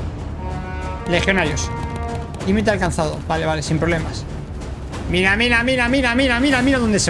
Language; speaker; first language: Spanish; native; Spanish